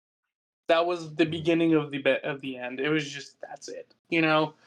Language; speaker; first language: English; native; English